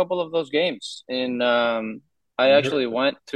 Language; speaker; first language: English; non-native, fluent; Spanish